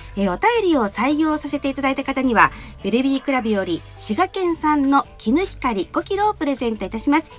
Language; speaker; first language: Japanese; native; Japanese